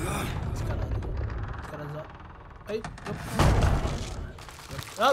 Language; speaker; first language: Japanese; non-native, fluent; Indonesian